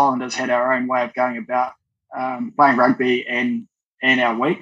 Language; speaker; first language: English; native; English